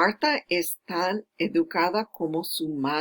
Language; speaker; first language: Spanish; non-native, fluent; English